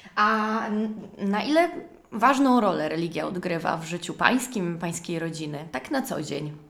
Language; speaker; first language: Polish; native; Polish